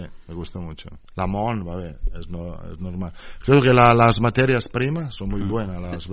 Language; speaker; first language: Spanish; non-native, fluent; Italian